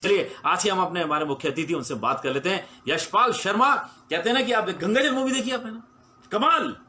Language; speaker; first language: Hindi; native; Hindi